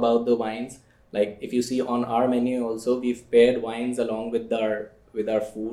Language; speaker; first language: English; non-native, local second language; Hindi